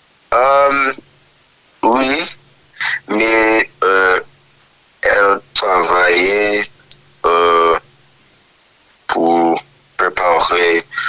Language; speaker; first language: French; non-native, learner; English